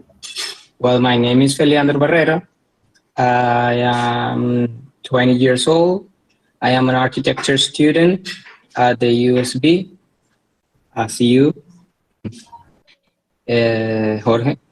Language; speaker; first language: English; non-native, learner; Spanish